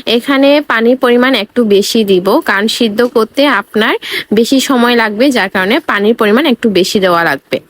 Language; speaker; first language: Bangla; non-native, local second language; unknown